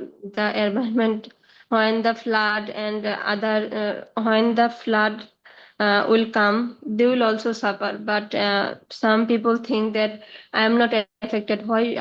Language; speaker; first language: English; non-native, learner; Bangla